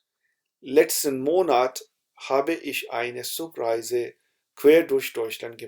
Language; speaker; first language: German; non-native, fluent; Urdu